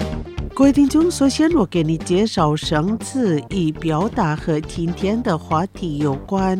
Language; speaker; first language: Chinese; non-native, fluent; Indonesian